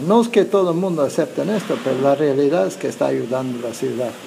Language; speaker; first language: Spanish; non-native, fluent; English